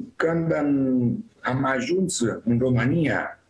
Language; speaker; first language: Romanian; non-native, fluent; Italian